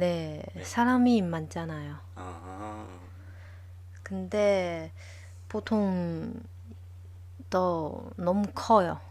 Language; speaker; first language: Korean; non-native, learner; Chinese